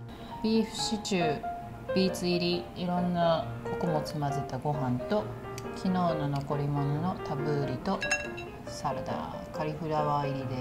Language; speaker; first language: Japanese; native; Japanese